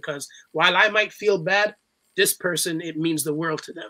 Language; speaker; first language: English; native; English